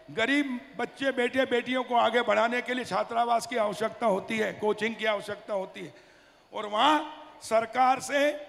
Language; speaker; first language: Hindi; native; Hindi